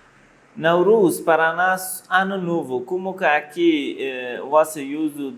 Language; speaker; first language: Portuguese; non-native, learner; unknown